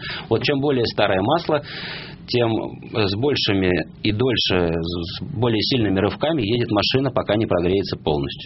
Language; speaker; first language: Russian; native; Russian